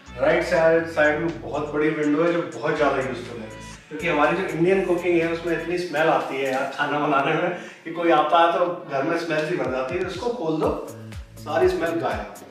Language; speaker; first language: Hindi; native; Hindi